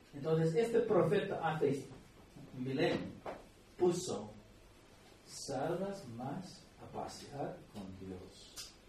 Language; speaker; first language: Spanish; non-native, fluent; English